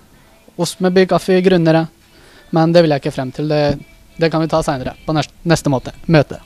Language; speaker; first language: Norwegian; early bilingual, other home language; Urdu